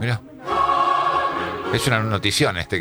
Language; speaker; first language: Spanish; native; Spanish